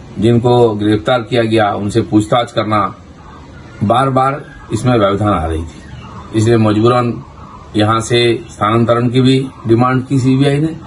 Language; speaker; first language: Hindi; non-native, local second language; Bangla